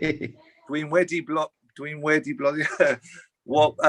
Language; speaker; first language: Welsh; non-native, learner; English